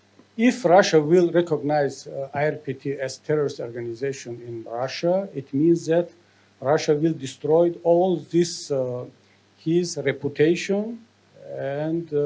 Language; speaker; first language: English; non-native, learner; Tajik